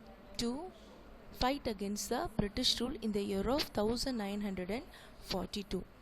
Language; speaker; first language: English; non-native, local second language; Tamil